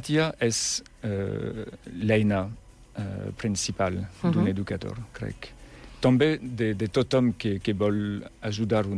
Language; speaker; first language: Catalan; non-native, learner; French